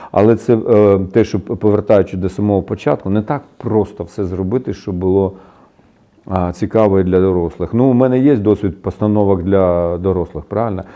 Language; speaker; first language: Ukrainian; non-native, local second language; Russian